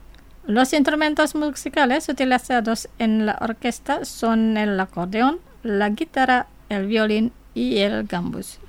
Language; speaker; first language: Spanish; non-native, fluent; Indonesian